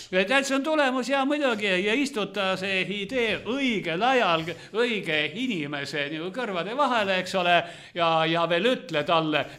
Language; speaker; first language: Estonian; non-native, local second language; Russian